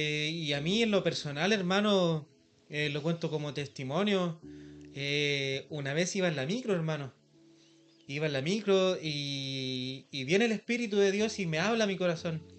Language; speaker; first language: Spanish; native; Spanish